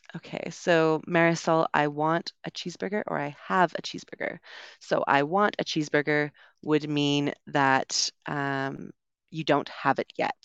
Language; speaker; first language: English; native; English